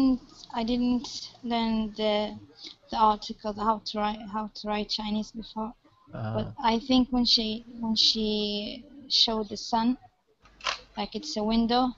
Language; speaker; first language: English; non-native, learner; Arabic